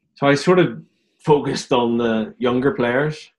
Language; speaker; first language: English; native; English